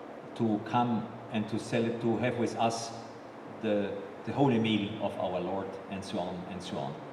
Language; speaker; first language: English; non-native, fluent; German